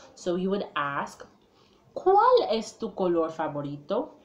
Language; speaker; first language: Spanish; non-native, learner; English